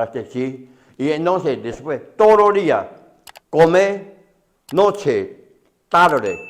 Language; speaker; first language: Spanish; non-native, learner; Chinese